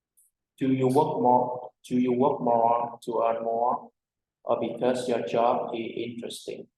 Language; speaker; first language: English; non-native, fluent; Vietnamese